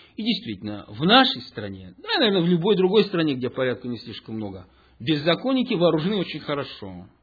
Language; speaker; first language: Russian; early bilingual, heritage; Russian